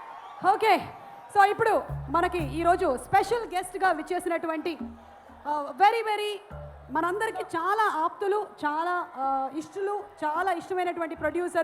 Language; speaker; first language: Telugu; native; Telugu